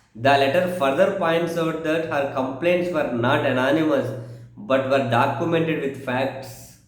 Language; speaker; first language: English; non-native, local second language; Telugu